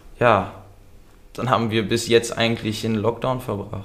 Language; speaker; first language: German; early bilingual, other home language; Dutch